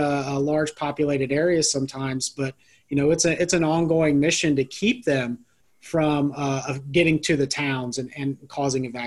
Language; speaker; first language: English; native; English